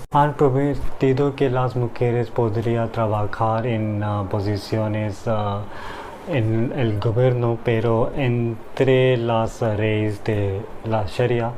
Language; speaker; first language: Spanish; non-native, learner; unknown